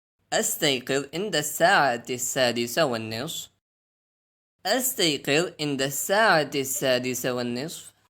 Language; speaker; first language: Arabic; non-native, fluent; Urdu